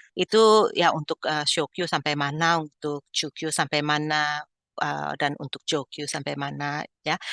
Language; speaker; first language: Indonesian; native; Indonesian